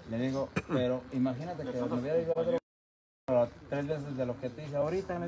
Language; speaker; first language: Spanish; native; Spanish